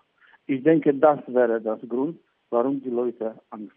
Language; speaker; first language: German; non-native, fluent; Polish